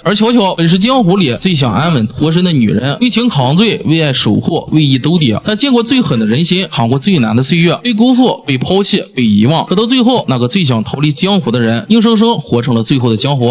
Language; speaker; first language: Chinese; native; Chinese